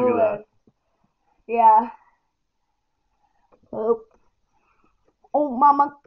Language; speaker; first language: English; native; English